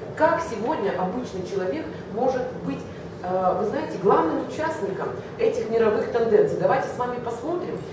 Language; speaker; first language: Russian; native; Russian